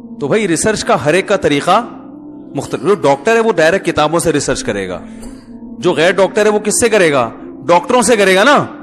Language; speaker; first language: Urdu; native; Urdu